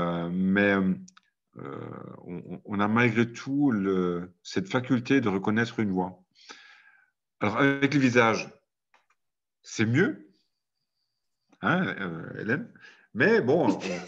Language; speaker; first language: French; non-native, fluent; German